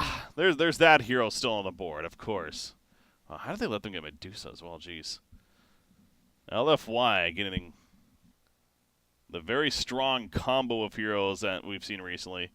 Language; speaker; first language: English; native; English